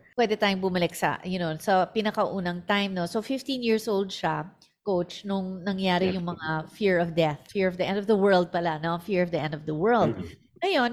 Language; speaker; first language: English; non-native, local second language; Filipino